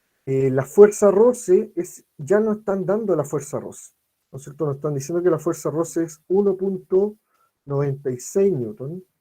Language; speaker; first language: Spanish; native; Spanish